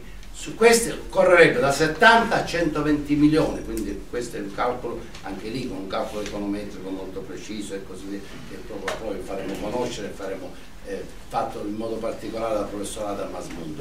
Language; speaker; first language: Italian; native; Italian